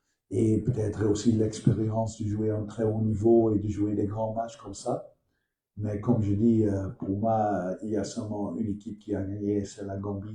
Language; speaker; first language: French; non-native, learner; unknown